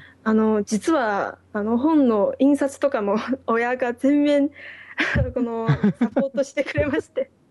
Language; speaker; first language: Japanese; non-native, fluent; Chinese